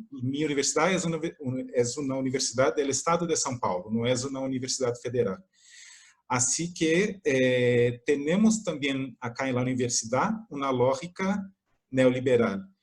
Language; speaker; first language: Spanish; non-native, fluent; Portuguese